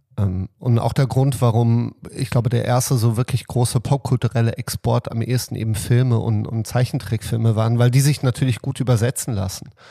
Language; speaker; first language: German; early bilingual, other home language; Serbian